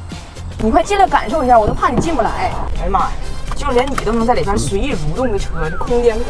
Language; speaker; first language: Chinese; native; Chinese